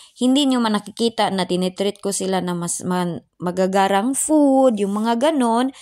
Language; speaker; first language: Filipino; non-native, local second language; Cebuano